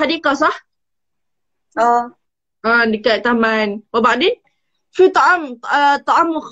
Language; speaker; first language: Arabic; non-native, learner; Malay